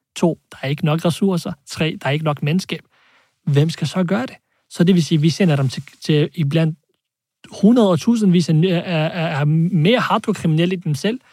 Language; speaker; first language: Danish; early bilingual, other home language; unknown